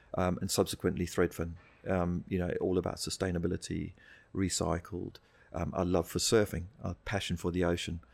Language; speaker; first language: English; native; English